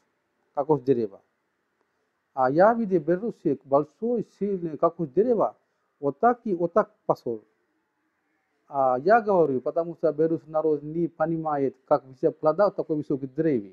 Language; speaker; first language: Russian; non-native, learner; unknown